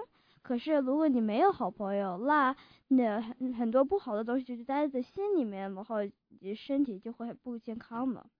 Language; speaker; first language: Chinese; early bilingual, heritage; Chinese